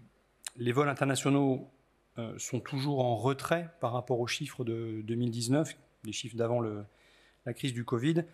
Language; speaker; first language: French; native; French